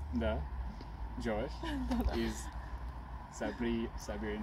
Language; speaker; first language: Russian; non-native, learner; English